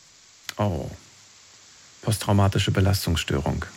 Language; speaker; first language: German; native; German